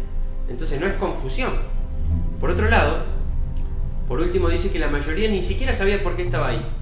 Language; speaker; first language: Spanish; native; Spanish